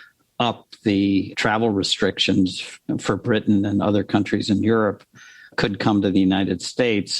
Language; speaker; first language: English; native; English